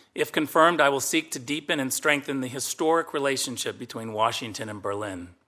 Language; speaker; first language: English; native; English